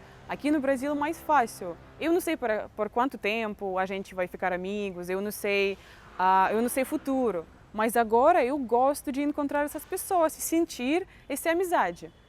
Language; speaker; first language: Portuguese; non-native, fluent; Russian